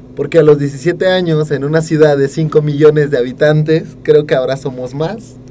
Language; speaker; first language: Spanish; native; Spanish